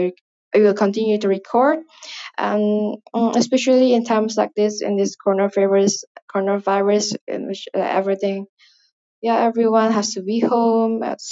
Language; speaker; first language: English; non-native, fluent; Indonesian